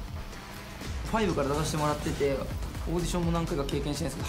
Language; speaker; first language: Japanese; native; Japanese